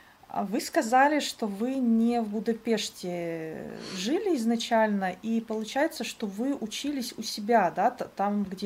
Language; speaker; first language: Russian; native; Russian